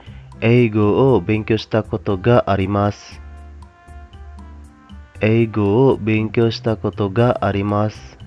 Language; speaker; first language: Japanese; non-native, fluent; Indonesian